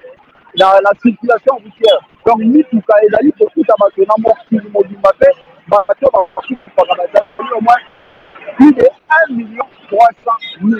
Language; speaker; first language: French; non-native, local second language; Lingala